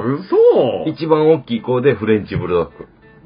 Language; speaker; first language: Japanese; native; Japanese